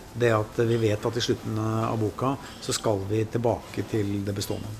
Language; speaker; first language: Norwegian; native; Norwegian